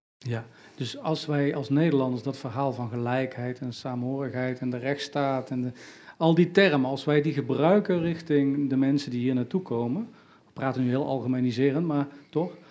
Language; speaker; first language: Dutch; native; Dutch